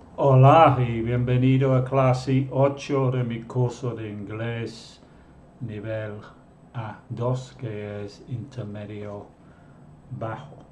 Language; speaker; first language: Spanish; non-native, fluent; English